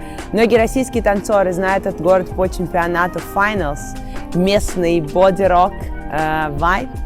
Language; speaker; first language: Russian; native; Russian